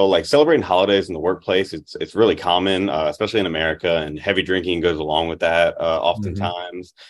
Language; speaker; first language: English; native; English